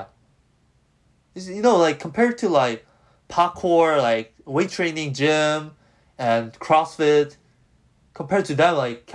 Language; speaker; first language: English; non-native, fluent; Korean